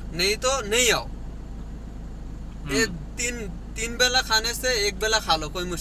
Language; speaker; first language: Hindi; non-native, fluent; Bangla